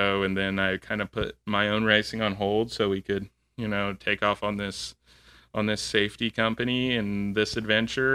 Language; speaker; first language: English; native; English